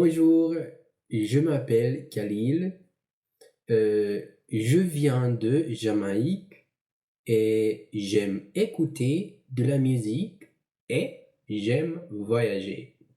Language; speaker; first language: French; non-native, fluent; English